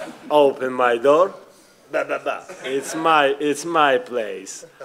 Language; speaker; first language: English; non-native, learner; Ukrainian